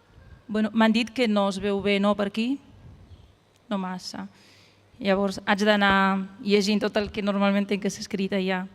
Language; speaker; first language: Catalan; non-native, fluent; Arabic